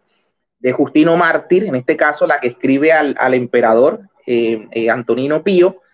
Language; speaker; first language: Spanish; native; Spanish